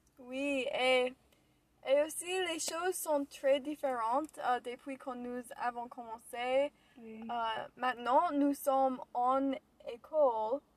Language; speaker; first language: French; non-native, learner; English